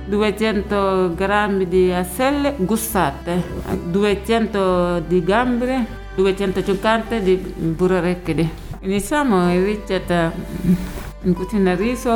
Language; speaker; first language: Italian; non-native, learner; Wolof